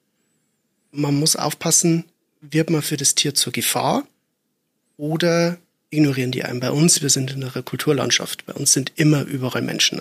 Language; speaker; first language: German; native; German